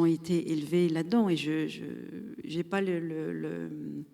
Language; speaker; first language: French; native; French